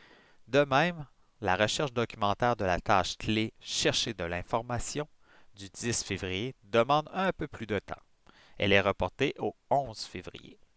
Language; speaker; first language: French; native; French